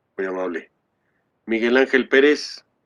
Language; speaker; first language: Spanish; native; Spanish